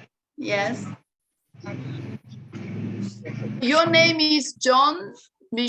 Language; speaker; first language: English; non-native, learner; Korean